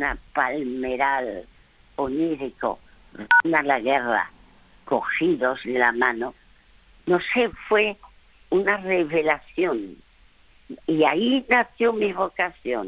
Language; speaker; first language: Spanish; early bilingual, other home language; French